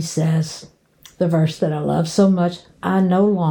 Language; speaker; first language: English; native; English